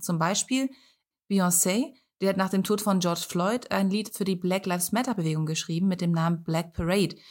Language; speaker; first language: German; native; German